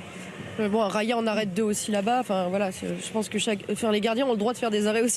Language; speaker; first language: French; native; French